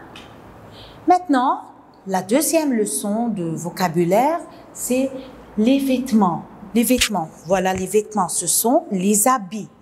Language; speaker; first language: French; non-native, local second language; Arabic